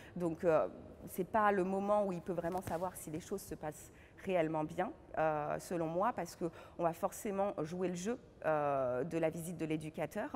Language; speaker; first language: French; native; French